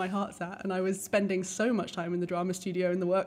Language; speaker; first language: English; native; English